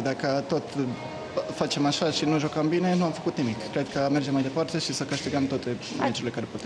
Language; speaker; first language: Romanian; non-native, fluent; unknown